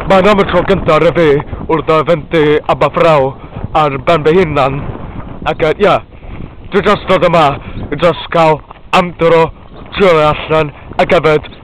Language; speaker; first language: Welsh; non-native, learner; Hungarian